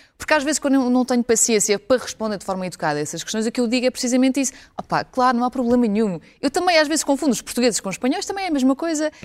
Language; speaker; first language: Portuguese; early bilingual, other home language; Ukrainian